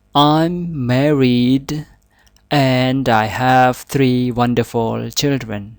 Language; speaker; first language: English; non-native, learner; Khmer